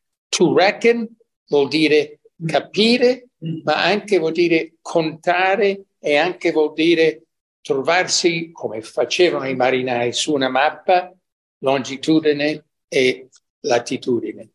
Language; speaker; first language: Italian; non-native, fluent; English